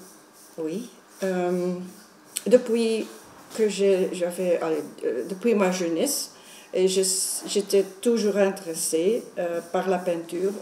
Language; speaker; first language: French; non-native, local second language; Dutch